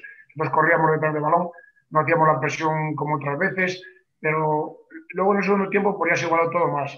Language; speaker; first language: Spanish; native; Spanish